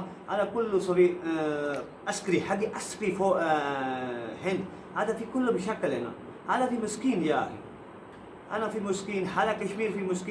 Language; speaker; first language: Arabic; non-native, learner; Urdu